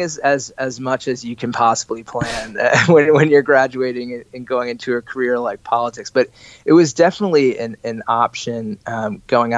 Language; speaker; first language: English; native; English